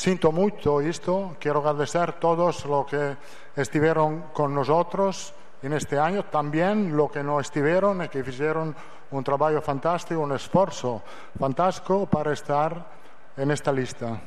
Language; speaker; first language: Portuguese; non-native, fluent; Italian